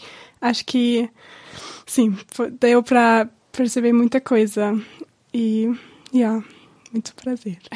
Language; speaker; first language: Portuguese; non-native, fluent; German